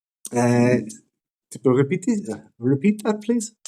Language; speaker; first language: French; non-native, learner; English